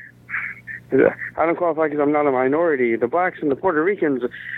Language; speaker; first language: English; native; English